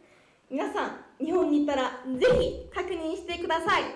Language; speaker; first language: Japanese; non-native, fluent; Korean